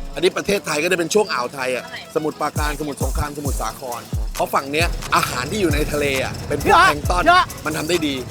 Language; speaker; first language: Thai; native; Thai